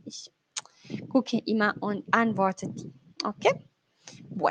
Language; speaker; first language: German; non-native, fluent; Spanish